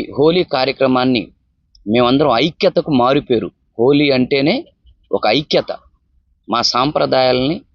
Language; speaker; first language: Telugu; non-native, local second language; Lambadi